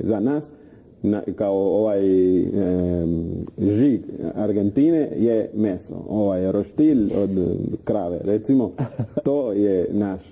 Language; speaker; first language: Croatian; non-native, fluent; Spanish